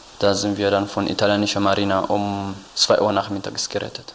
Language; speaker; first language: German; non-native, learner; Tigrinya